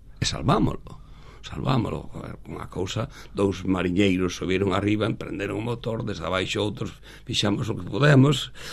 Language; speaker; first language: Galician; native; Galician